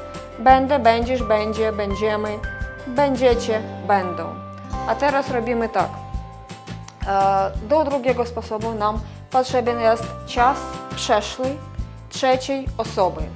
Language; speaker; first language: Polish; non-native, fluent; Russian